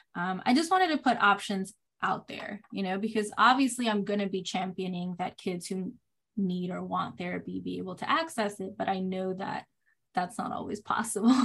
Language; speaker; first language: English; non-native, fluent; Spanish